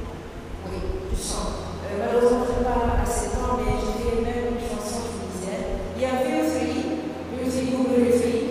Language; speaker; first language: French; non-native, local second language; Arabic